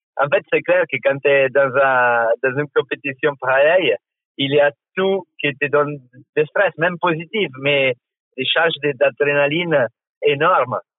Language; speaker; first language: French; non-native, fluent; Italian